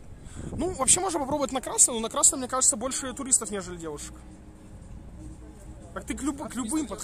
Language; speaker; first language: Russian; native; Russian